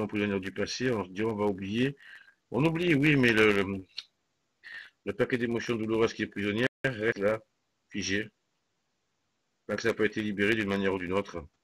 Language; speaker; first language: French; native; French